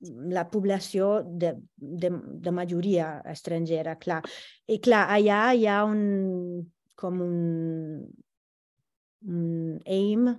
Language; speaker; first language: Catalan; non-native, fluent; Italian